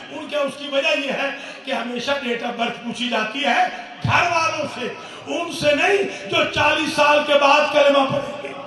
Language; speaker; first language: Urdu; non-native, local second language; Punjabi